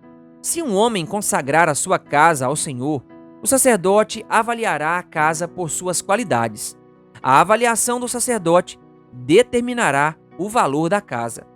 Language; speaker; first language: Portuguese; native; Portuguese